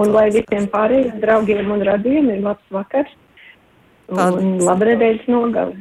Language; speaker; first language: Latvian; early bilingual, heritage; Latvian